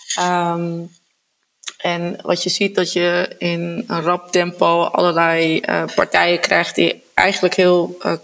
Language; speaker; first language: Dutch; native; Dutch